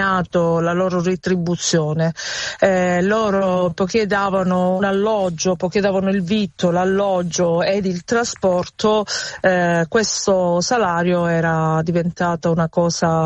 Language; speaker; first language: Italian; native; Italian